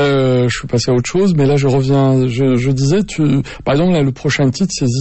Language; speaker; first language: French; native; French